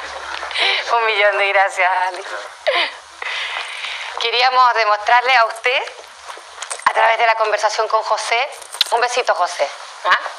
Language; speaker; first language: Spanish; native; Spanish